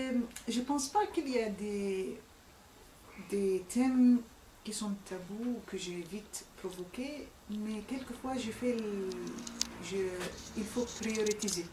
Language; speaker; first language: French; non-native, fluent; Arabic